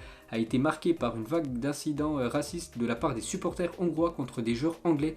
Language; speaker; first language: French; native; French